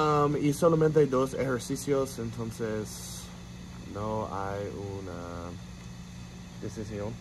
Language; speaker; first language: Spanish; non-native, learner; English